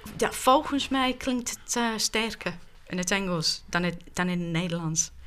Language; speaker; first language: Dutch; non-native, fluent; English